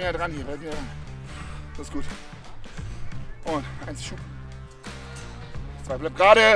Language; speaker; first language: German; native; German